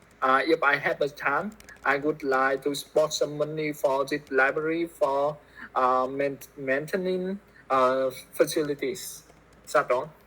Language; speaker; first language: English; non-native, learner; Vietnamese